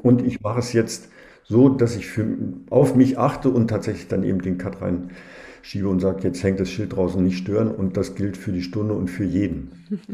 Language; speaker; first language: German; native; German